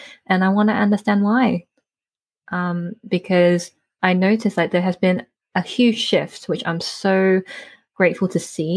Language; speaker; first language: English; native; English